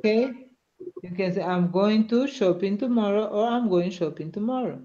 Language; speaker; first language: English; non-native, learner; Spanish